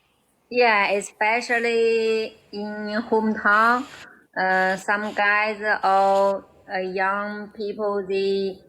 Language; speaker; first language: English; non-native, learner; Chinese